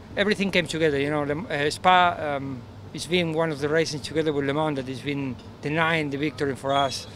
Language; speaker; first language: English; non-native, fluent; Spanish